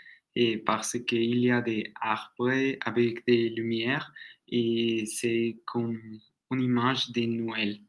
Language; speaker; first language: French; non-native, learner; Spanish